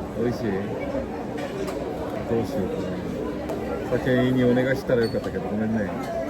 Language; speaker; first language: Japanese; native; Japanese